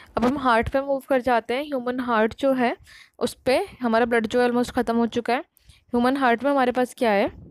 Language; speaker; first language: Hindi; native; Hindi